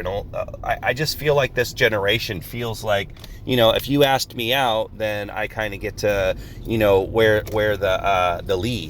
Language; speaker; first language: English; native; English